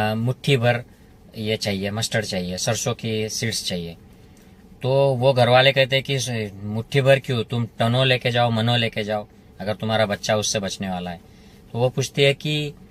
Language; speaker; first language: Hindi; non-native, local second language; Marathi